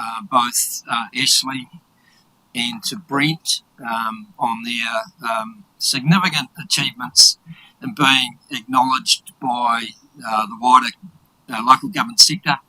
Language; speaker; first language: English; native; English